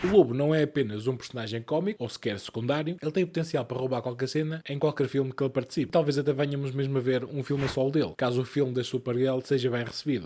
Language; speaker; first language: Portuguese; native; Portuguese